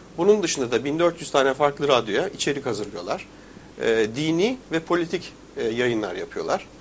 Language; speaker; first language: Turkish; native; Turkish